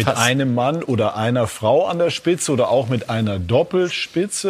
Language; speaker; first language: German; native; German